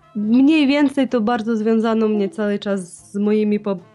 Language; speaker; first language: Polish; non-native, learner; Ukrainian